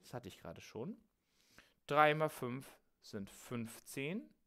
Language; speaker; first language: German; native; German